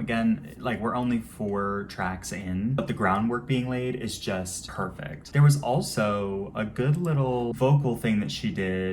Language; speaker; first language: English; native; English